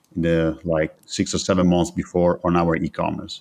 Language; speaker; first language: English; non-native, fluent; Italian